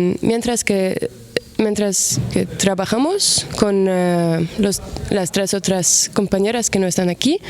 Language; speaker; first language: Spanish; non-native, fluent; Arabic